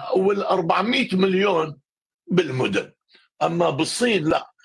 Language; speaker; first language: Arabic; native; Arabic